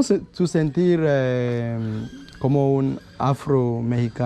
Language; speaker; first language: Spanish; non-native, learner; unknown